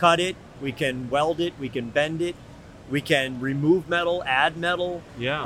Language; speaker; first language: English; native; English